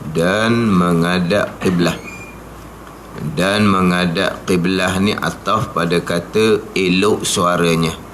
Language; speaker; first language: Malay; native; Malay